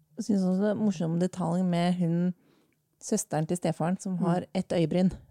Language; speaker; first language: Norwegian; native; Norwegian